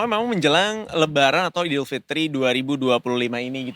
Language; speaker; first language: Indonesian; native; Indonesian